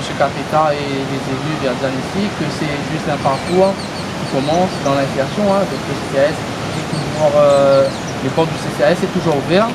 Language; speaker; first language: French; native; French